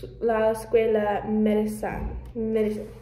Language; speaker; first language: Spanish; non-native, learner; English